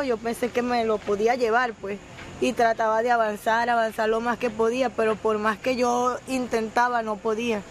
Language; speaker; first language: Spanish; native; Spanish